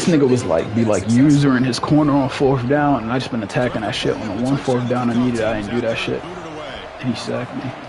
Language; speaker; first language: English; native; English